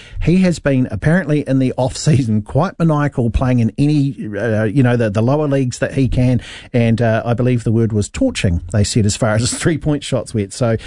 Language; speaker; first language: English; native; English